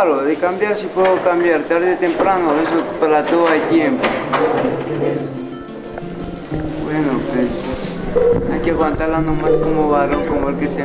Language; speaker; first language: Spanish; native; Spanish